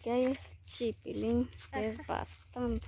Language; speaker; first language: Spanish; native; Spanish